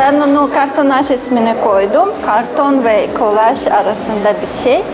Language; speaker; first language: Turkish; non-native, fluent; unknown